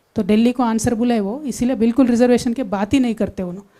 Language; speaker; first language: Hindi; non-native, local second language; Telugu